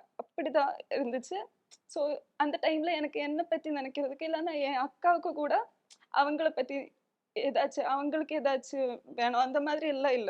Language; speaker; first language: Tamil; non-native, local second language; Malayalam